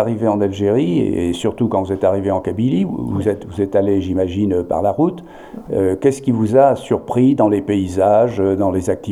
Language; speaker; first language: French; native; French